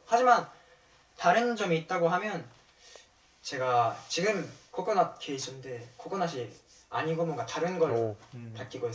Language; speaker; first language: Korean; non-native, fluent; Japanese